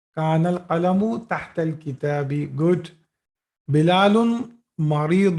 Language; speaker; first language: Arabic; non-native, fluent; Urdu